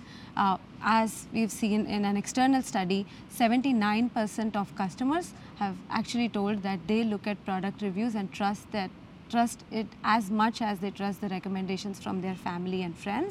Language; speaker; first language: English; non-native, local second language; Gujarati